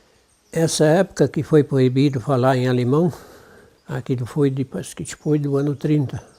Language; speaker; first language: Portuguese; non-native, local second language; German